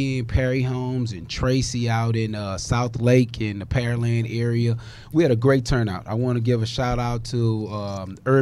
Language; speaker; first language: English; native; English